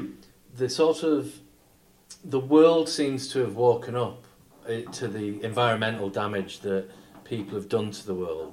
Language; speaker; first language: English; native; English